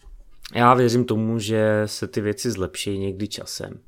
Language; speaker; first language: Czech; native; Czech